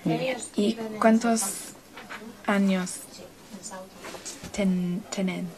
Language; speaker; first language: Spanish; non-native, learner; English